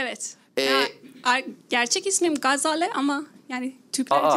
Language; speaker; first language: Turkish; non-native, learner; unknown